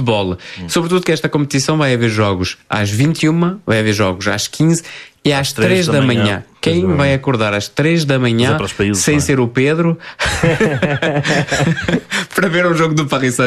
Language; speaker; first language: Portuguese; native; Portuguese